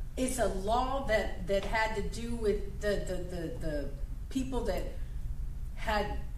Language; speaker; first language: English; native; English